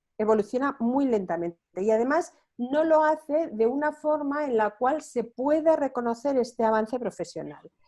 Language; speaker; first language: Spanish; non-native, local second language; Catalan